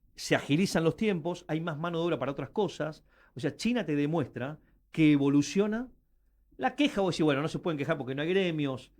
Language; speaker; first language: Spanish; early bilingual, other home language; Chinese